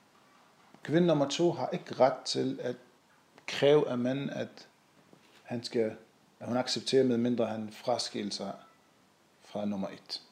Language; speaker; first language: Danish; non-native, fluent; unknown